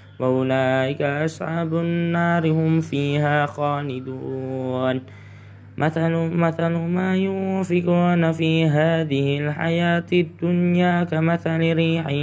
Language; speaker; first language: Arabic; non-native, learner; Indonesian